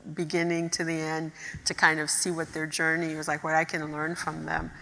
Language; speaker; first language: English; early bilingual, other home language; Haitian Creole